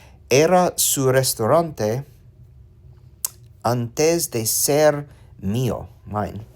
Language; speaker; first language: Spanish; non-native, learner; English